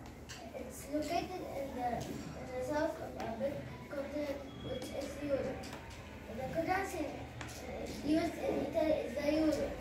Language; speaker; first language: English; non-native, learner; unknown